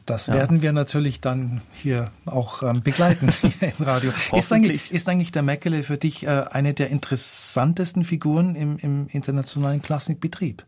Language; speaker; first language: German; native; German